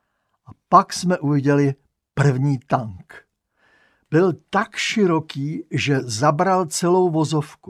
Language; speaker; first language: Czech; native; Czech